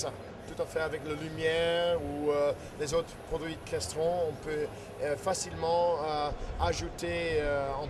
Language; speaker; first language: French; non-native, fluent; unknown